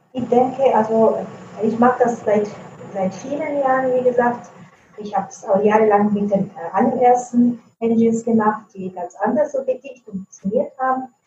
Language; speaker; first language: German; non-native, fluent; Italian